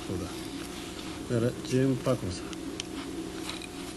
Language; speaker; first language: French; non-native, learner; Japanese